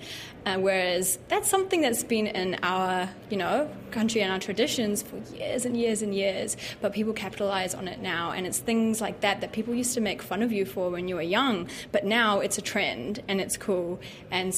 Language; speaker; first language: English; native; English